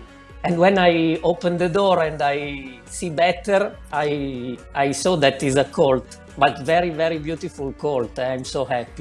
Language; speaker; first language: English; non-native, learner; Italian